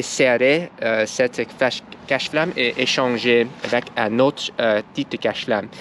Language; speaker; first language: French; non-native, learner; English